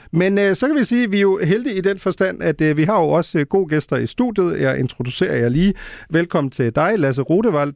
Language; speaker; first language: Danish; early bilingual, heritage; Danish